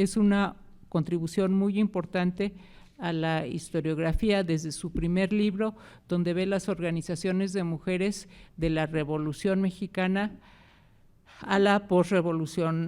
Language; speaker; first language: Spanish; native; Spanish